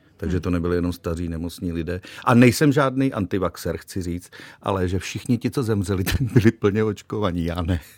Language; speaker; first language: Czech; native; Czech